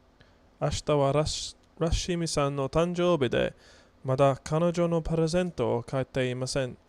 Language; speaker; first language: Japanese; non-native, learner; English